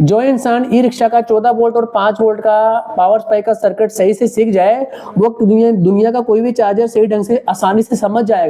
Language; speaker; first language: Hindi; native; Hindi